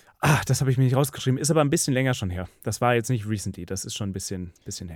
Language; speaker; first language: German; native; German